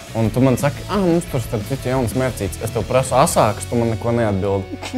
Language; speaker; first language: Latvian; native; Latvian